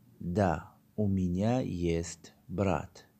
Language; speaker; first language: Russian; non-native, learner; Tajik